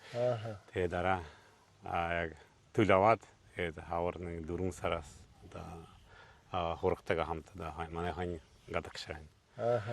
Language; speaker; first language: Mongolian; non-native, fluent; Hungarian